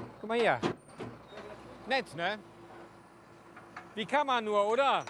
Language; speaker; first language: German; native; German